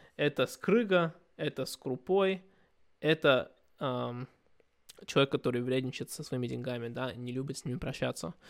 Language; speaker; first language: Russian; early bilingual, heritage; Russian